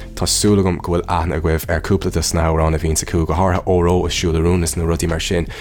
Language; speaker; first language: Irish; non-native, local second language; English